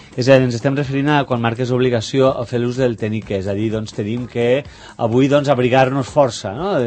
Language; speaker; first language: Catalan; native; Catalan